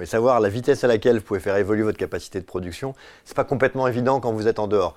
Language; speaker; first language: French; native; French